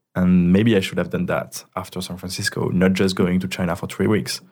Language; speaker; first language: English; non-native, fluent; French